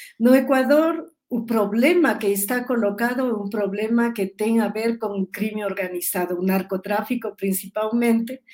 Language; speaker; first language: Portuguese; non-native, learner; Spanish